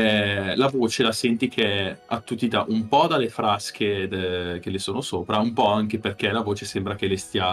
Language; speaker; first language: Italian; native; Italian